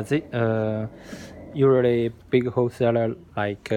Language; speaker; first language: English; non-native, learner; Chinese